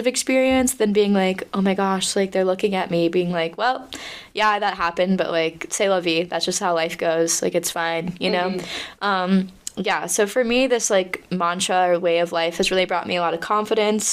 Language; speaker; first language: English; native; English